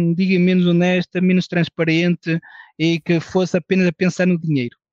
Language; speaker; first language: Portuguese; early bilingual, heritage; French